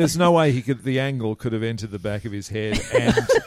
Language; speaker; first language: English; native; English